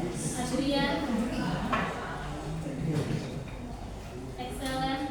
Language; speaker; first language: English; non-native, local second language; Indonesian